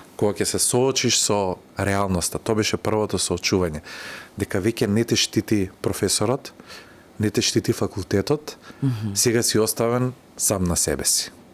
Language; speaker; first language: Macedonian; native; Macedonian